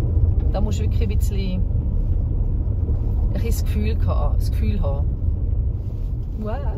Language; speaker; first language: German; native; German